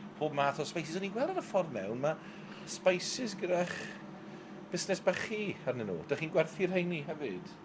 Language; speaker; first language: Welsh; native; Welsh